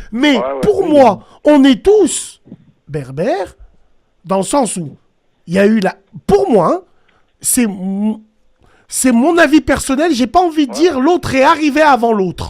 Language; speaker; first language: French; early bilingual, other home language; Arabic